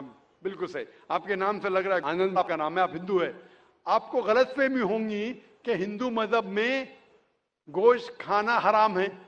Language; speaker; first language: Hindi; native; Hindi